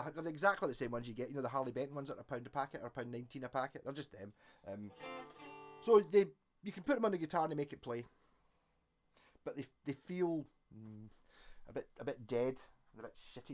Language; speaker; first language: English; native; English